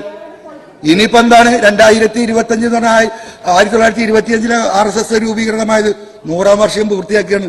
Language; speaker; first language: Malayalam; native; Malayalam